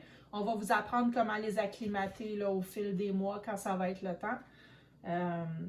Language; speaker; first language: French; native; French